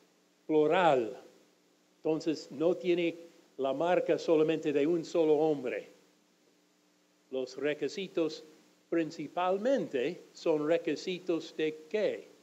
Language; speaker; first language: Spanish; non-native, fluent; English